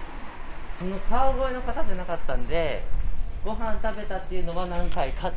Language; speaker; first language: Japanese; native; Japanese